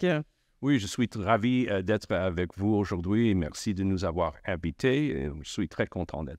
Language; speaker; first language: French; non-native, local second language; English